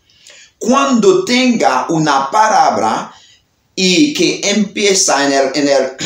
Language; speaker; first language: Spanish; non-native, learner; Haitian Creole